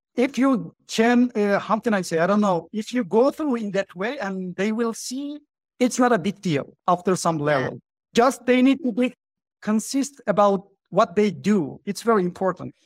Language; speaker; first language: English; non-native, fluent; Turkish